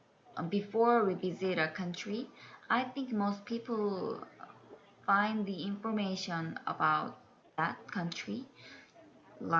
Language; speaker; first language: English; non-native, learner; Korean